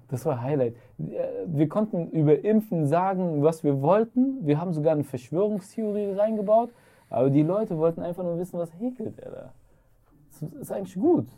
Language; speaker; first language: German; early bilingual, other home language; Arabic